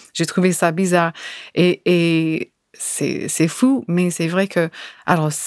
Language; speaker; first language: French; non-native, fluent; English